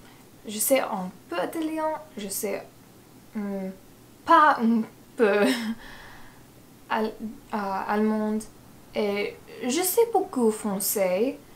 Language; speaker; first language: French; non-native, learner; English